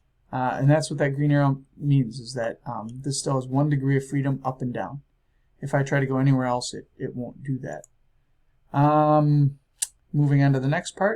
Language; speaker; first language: English; native; English